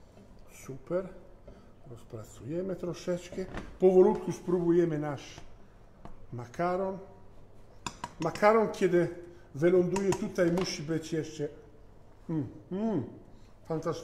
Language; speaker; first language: Polish; non-native, fluent; Italian